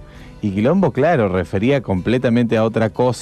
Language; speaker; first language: Spanish; native; Spanish